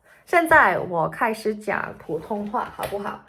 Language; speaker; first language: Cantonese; early bilingual, heritage; Cantonese